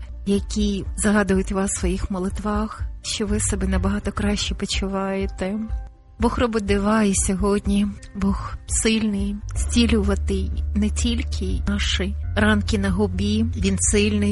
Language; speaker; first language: Ukrainian; native; Ukrainian